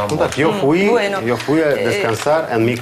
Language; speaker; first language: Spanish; non-native, fluent; Russian